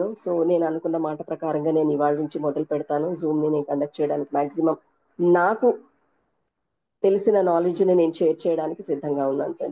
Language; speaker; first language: Telugu; native; Telugu